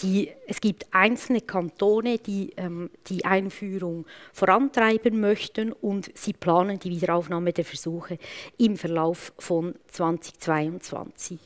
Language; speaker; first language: German; native; German